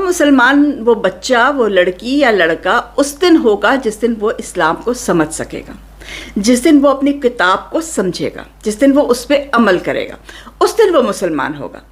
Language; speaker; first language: Urdu; native; Urdu